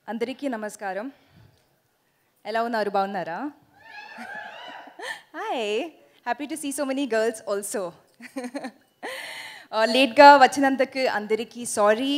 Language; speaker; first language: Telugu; non-native, learner; Malayalam